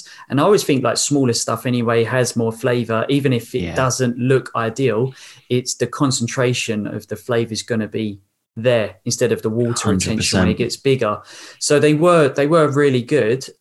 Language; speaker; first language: English; native; English